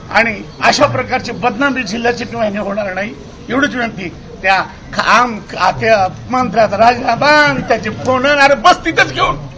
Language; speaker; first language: Marathi; native; Marathi